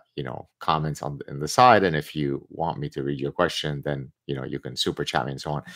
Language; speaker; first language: English; early bilingual, other home language; Arabic